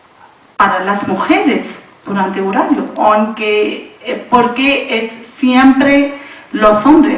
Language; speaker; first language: Spanish; non-native, learner; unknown